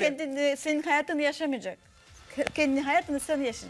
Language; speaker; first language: Turkish; non-native, fluent; Russian